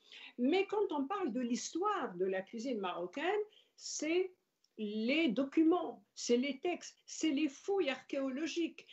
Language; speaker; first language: French; non-native, local second language; Arabic